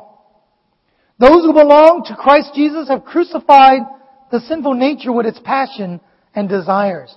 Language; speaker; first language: English; non-native, fluent; Vietnamese